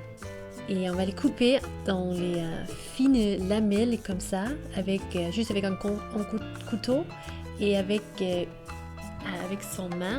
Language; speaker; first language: French; non-native, learner; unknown